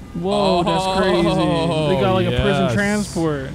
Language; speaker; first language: English; native; English